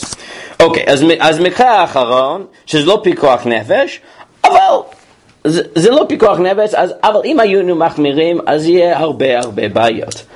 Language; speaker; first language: Hebrew; non-native, fluent; English